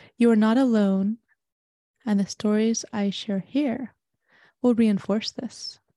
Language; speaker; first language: English; native; English